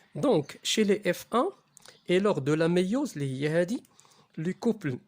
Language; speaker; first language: French; non-native, local second language; Arabic